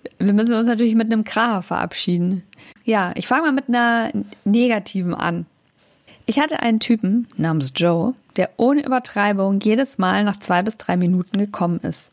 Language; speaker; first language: German; native; German